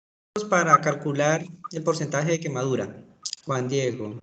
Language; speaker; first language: Spanish; native; Spanish